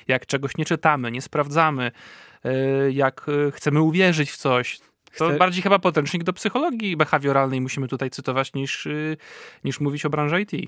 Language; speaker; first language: Polish; native; Polish